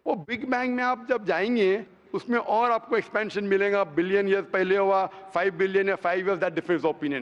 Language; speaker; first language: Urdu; non-native, local second language; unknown